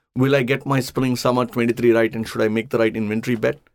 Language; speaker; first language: English; non-native, local second language; Tamil